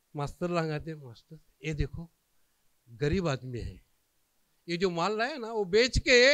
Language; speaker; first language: Hindi; non-native, local second language; Marathi